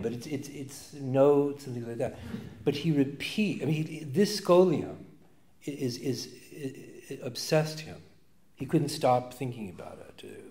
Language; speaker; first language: English; native; English